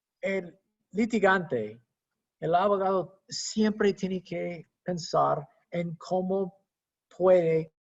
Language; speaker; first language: Spanish; non-native, fluent; English